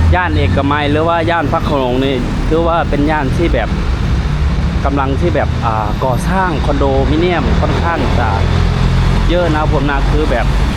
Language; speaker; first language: Thai; non-native, fluent; Lao